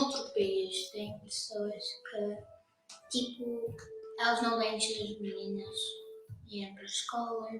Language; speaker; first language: Portuguese; early bilingual, other home language; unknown